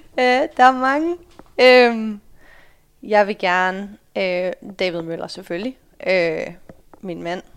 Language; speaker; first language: Danish; early bilingual, other home language; Dutch